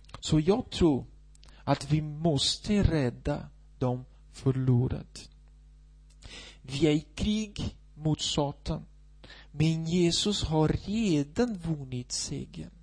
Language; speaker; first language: Swedish; non-native, fluent; Portuguese